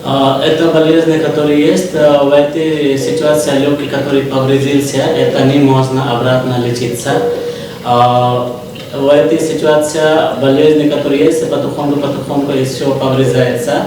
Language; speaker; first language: Russian; non-native, learner; Hindi